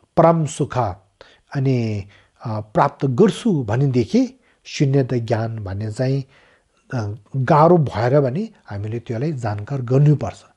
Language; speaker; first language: Nepali; non-native, local second language; Tibetan